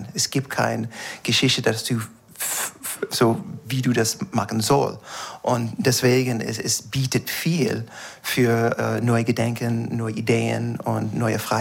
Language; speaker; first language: German; non-native, fluent; English